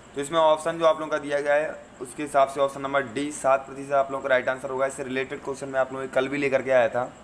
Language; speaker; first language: Hindi; native; Hindi